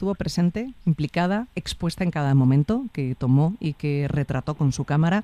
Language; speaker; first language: Spanish; native; Spanish